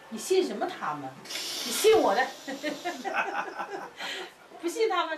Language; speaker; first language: Chinese; native; Chinese